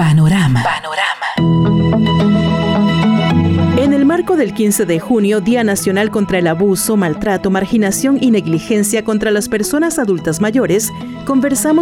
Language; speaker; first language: Spanish; native; Spanish